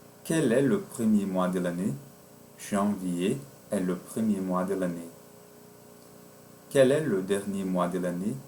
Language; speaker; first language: French; non-native, fluent; Portuguese